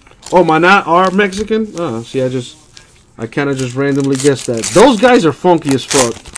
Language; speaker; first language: English; native; English